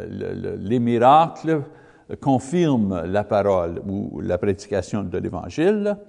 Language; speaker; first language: French; non-native, learner; English